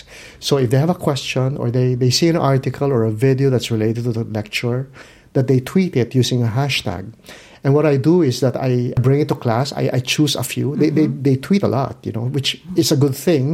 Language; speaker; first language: English; non-native, local second language; Filipino